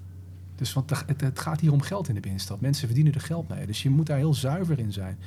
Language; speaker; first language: Dutch; native; Dutch